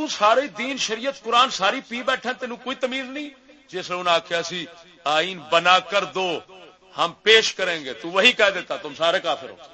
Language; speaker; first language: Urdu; non-native, local second language; Punjabi